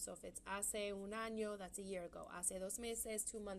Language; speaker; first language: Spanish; non-native, fluent; English